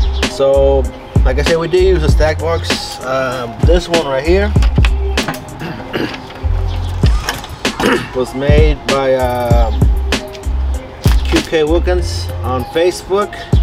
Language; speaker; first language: English; early bilingual, other home language; Spanish